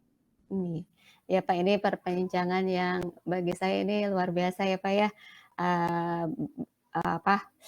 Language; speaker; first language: Indonesian; non-native, local second language; Sundanese